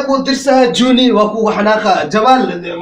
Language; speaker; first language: Arabic; non-native, learner; Somali